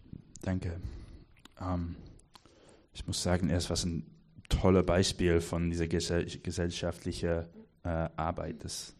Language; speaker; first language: German; non-native, learner; English